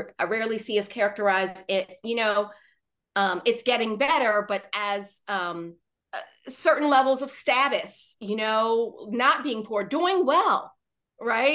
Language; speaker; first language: English; native; English